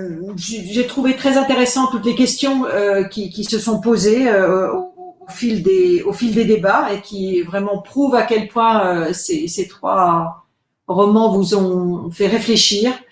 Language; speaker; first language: French; native; French